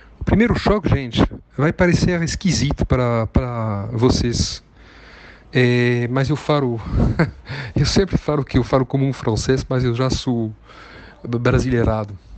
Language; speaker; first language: Portuguese; non-native, fluent; French